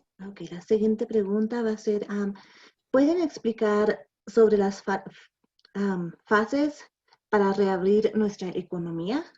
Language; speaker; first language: Spanish; early bilingual, other home language; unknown